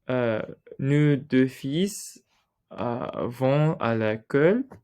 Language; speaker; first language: French; non-native, learner; English